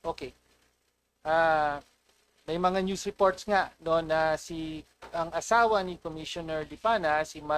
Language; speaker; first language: Filipino; native; Filipino